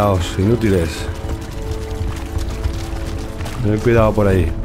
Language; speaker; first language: Spanish; native; Spanish